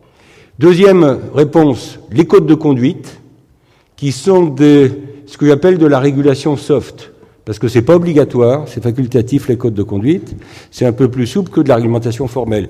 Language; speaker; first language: French; native; French